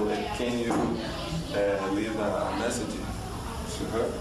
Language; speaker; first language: English; non-native, learner; Portuguese